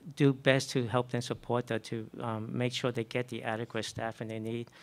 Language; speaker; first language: English; native; English